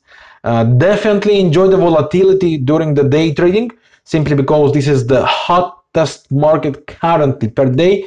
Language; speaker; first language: English; non-native, fluent; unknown